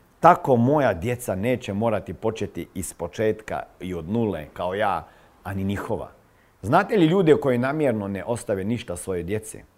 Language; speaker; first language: Croatian; non-native, fluent; Serbian